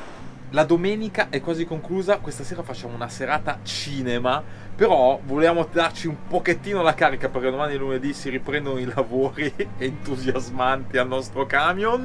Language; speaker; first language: Italian; native; Italian